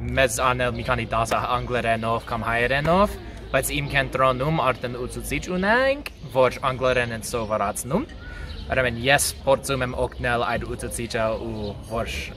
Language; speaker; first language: Armenian; non-native, learner; English